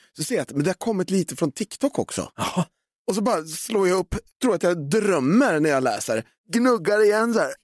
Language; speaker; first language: Swedish; native; Swedish